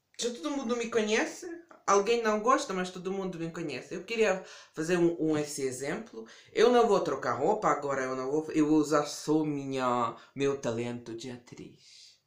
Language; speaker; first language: Portuguese; early bilingual, heritage; Portuguese